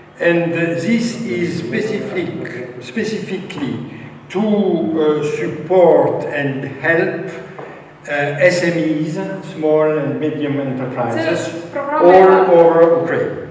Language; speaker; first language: English; non-native, fluent; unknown